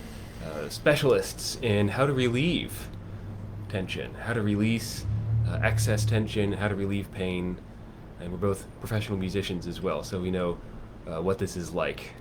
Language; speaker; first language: English; native; English